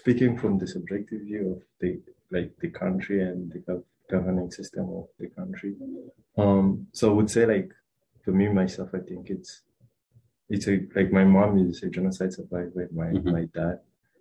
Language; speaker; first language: English; non-native, local second language; Kinyarwanda